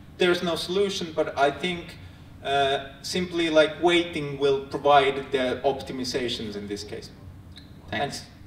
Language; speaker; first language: English; non-native, fluent; Finnish